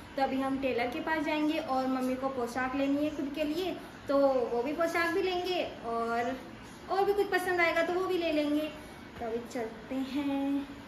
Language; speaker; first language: Hindi; native; Hindi